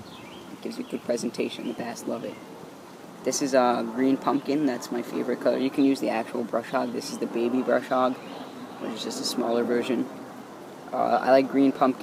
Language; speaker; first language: English; native; English